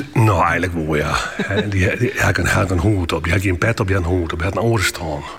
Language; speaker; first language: Dutch; non-native, local second language; Western Frisian